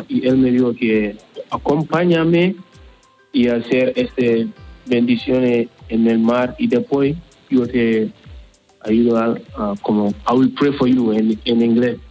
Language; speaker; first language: Spanish; non-native, learner; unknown